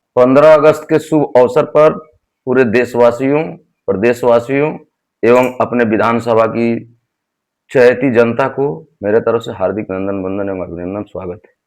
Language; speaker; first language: Hindi; native; Hindi